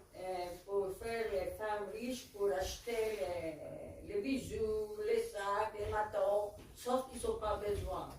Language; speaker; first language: French; non-native, learner; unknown